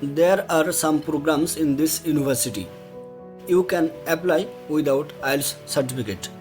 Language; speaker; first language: English; non-native, fluent; Bangla